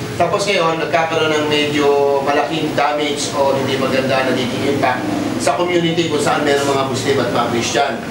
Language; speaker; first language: Filipino; native; Filipino